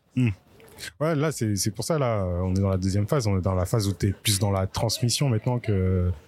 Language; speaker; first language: French; native; French